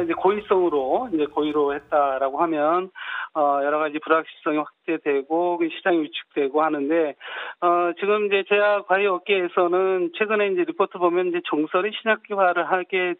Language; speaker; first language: Korean; native; Korean